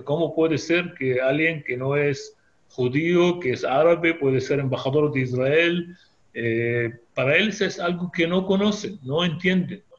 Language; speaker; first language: Spanish; non-native, fluent; Hebrew